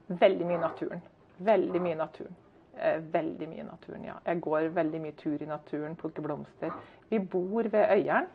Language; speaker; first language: Norwegian; native; Norwegian